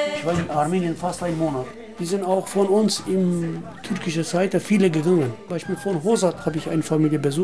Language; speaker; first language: German; non-native, learner; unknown